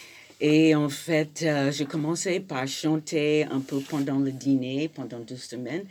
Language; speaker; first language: French; non-native, fluent; English